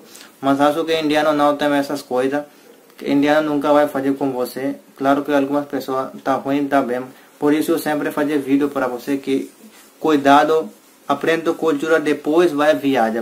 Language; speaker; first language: Portuguese; non-native, learner; Hindi